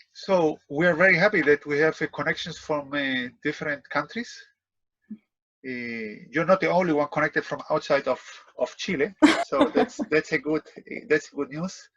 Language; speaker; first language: English; non-native, fluent; Spanish